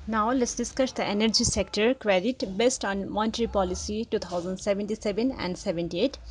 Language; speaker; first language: English; non-native, local second language; Nepali